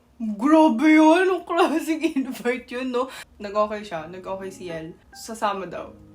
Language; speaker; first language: Filipino; non-native, fluent; Korean